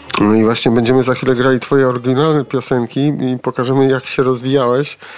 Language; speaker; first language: Polish; native; Polish